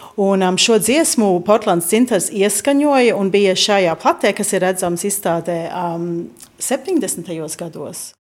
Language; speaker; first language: Latvian; early bilingual, heritage; Latvian